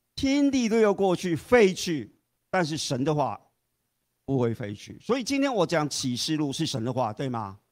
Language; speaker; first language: Chinese; non-native, fluent; Cantonese